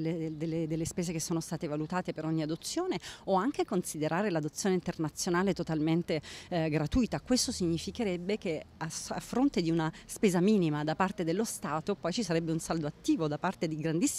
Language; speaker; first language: Italian; native; Italian